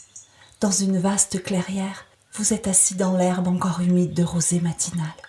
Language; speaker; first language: French; native; French